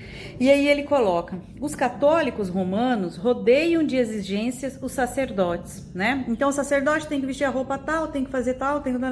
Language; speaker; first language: Portuguese; native; Portuguese